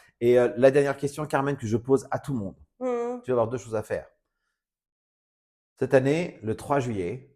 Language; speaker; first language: French; native; French